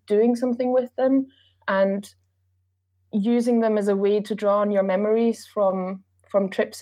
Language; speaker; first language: English; non-native, fluent; German